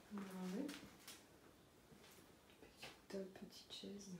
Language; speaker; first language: French; native; French